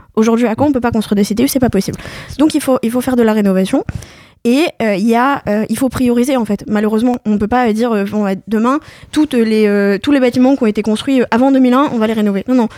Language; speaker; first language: French; native; French